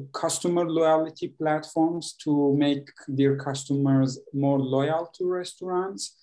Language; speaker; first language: English; non-native, fluent; Persian